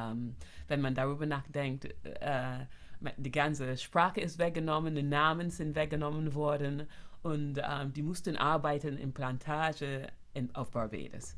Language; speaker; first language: German; non-native, fluent; English